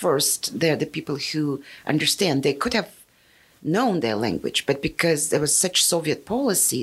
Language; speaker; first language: English; non-native, fluent; Yakut